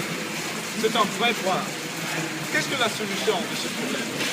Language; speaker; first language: French; non-native, learner; English